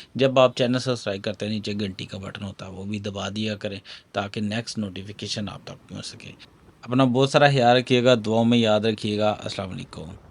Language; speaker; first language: Urdu; non-native, local second language; Punjabi